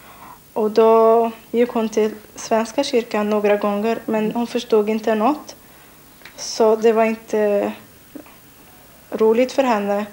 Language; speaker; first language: Swedish; non-native, learner; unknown